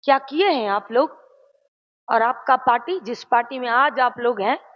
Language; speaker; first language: Hindi; non-native, local second language; Bangla